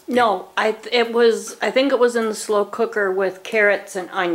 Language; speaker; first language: English; native; English